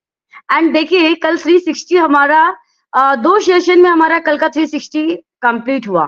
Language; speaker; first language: Hindi; native; Hindi